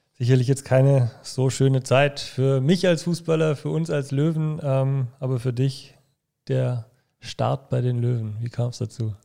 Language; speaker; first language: German; native; German